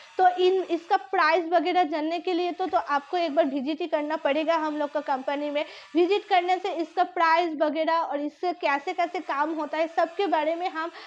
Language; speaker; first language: Hindi; non-native, local second language; Bangla